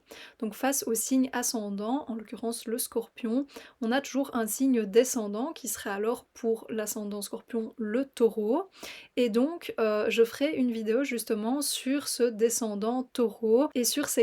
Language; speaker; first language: French; native; French